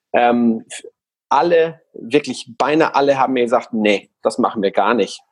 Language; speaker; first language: German; non-native, fluent; Spanish